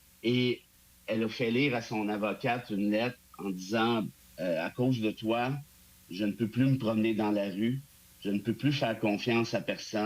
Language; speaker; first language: French; native; French